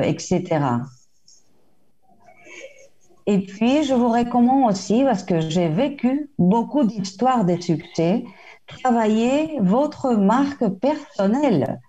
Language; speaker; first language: French; non-native, fluent; Spanish